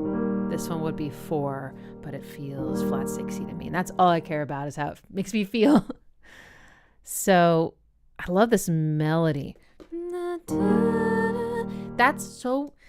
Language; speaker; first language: English; native; English